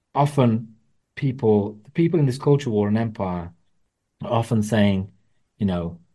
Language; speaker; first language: English; early bilingual, other home language; Punjabi